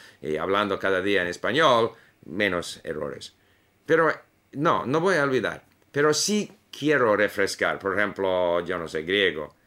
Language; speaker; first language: Spanish; non-native, fluent; English